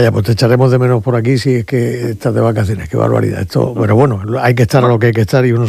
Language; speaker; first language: Spanish; native; Spanish